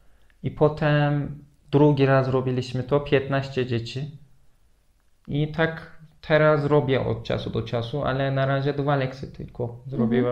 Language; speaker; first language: Polish; non-native, fluent; Turkish